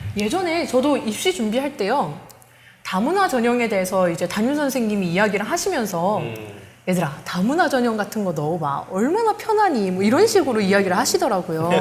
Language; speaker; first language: Korean; native; Korean